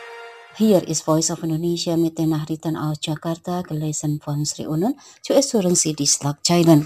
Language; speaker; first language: German; non-native, fluent; Indonesian